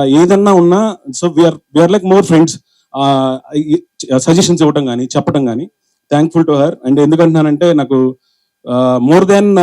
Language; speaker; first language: Telugu; native; Telugu